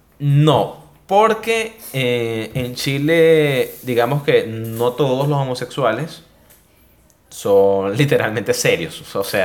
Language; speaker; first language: Spanish; native; Spanish